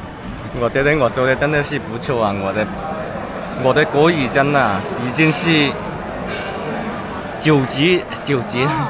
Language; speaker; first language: Chinese; non-native, fluent; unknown